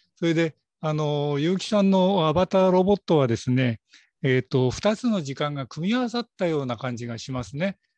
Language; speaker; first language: Japanese; native; Japanese